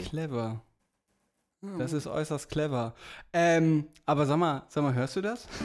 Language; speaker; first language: German; native; German